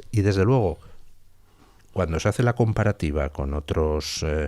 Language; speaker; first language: Spanish; native; Spanish